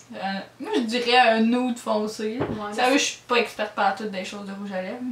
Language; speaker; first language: French; native; French